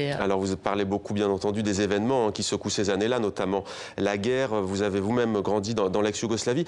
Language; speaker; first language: French; native; French